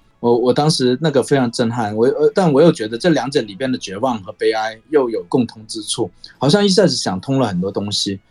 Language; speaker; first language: Chinese; non-native, local second language; Cantonese